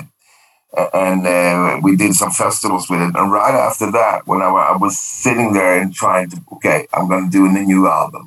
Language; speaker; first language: English; non-native, fluent; Swedish